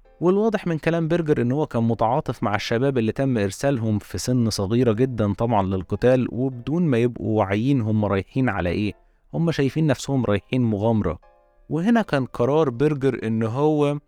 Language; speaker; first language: Arabic; native; Arabic